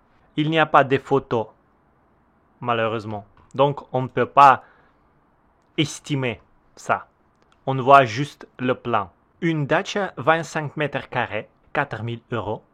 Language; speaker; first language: French; non-native, learner; Russian